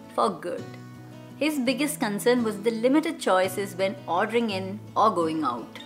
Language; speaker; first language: English; non-native, local second language; Malayalam